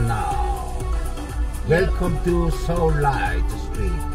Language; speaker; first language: English; non-native, learner; Korean